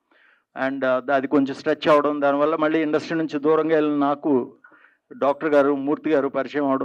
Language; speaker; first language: Telugu; native; Telugu